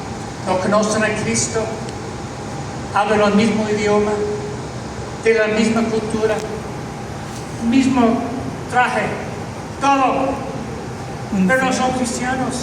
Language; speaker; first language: Spanish; non-native, fluent; English